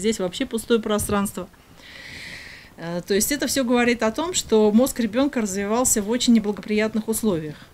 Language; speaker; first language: Russian; native; Russian